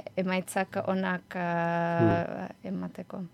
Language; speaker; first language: Basque; non-native, learner; Ukrainian